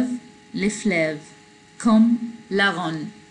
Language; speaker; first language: French; non-native, fluent; Arabic